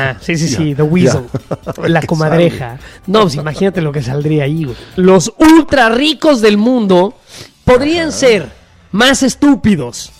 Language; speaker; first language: Spanish; native; Spanish